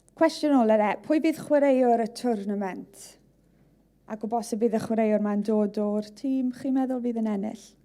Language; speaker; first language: Welsh; native; Welsh